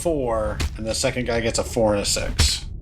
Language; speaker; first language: English; native; English